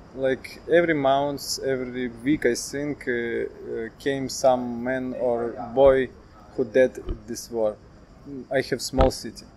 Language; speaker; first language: English; non-native, learner; Ukrainian